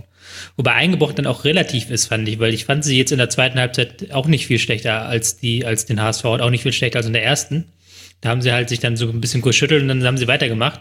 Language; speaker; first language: German; native; German